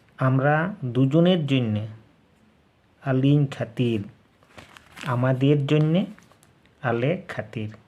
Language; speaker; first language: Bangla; non-native, local second language; Santali